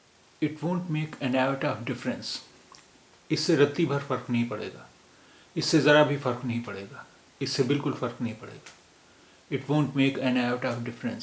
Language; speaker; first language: Hindi; native; Hindi